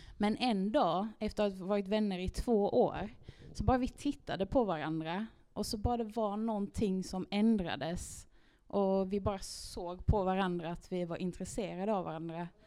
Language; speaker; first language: Swedish; native; Swedish